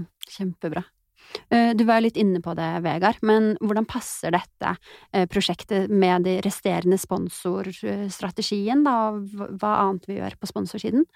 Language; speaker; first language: Norwegian; native; Norwegian